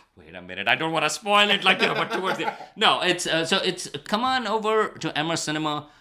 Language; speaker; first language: English; non-native, local second language; Urdu